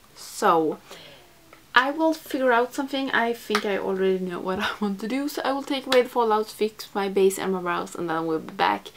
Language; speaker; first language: English; non-native, fluent; Swedish